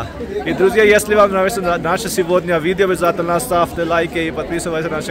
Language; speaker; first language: Russian; non-native, learner; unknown